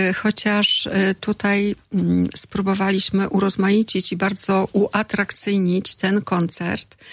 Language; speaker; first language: Polish; native; Polish